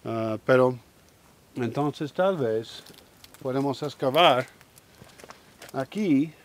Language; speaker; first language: Spanish; non-native, learner; English